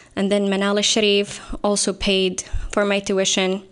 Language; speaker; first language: English; non-native, fluent; Arabic